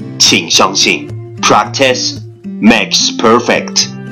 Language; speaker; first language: English; non-native, fluent; Chinese